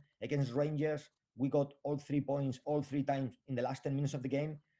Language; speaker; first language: English; non-native, fluent; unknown